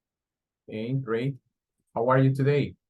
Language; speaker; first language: English; non-native, fluent; Spanish